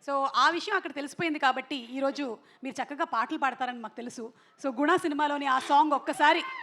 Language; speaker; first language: Telugu; native; Telugu